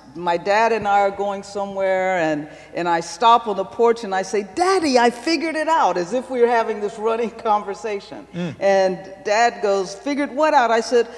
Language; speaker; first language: English; native; English